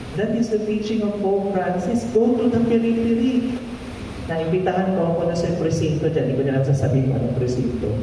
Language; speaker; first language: Filipino; non-native, local second language; Pampanga